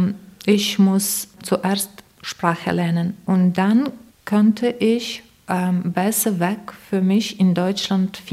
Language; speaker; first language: German; non-native, learner; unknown